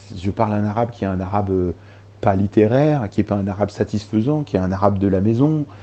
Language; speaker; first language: French; early bilingual, other home language; Arabic